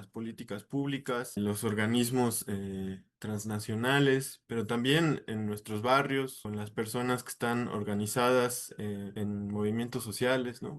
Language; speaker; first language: Spanish; native; Spanish